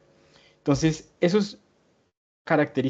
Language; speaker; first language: Spanish; native; Spanish